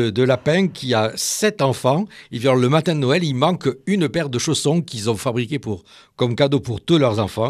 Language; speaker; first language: French; native; French